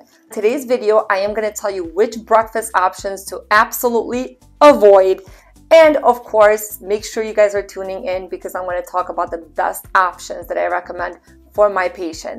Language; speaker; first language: English; native; English